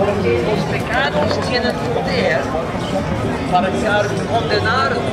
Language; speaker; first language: Spanish; non-native, learner; English